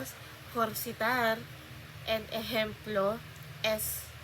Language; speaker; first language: Spanish; non-native, learner; Filipino